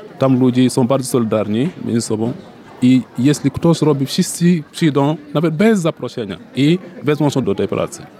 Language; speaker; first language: Polish; non-native, fluent; Wolof